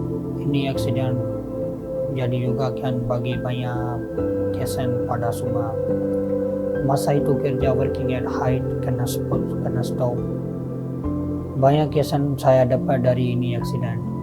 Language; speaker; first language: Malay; non-native, learner; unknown